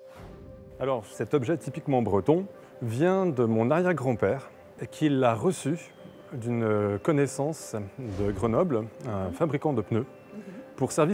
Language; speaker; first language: French; native; French